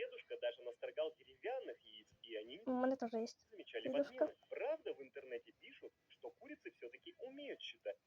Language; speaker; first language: Russian; native; Russian